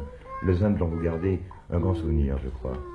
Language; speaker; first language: French; native; French